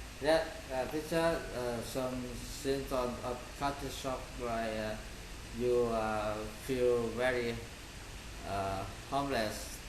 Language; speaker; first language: English; non-native, learner; Vietnamese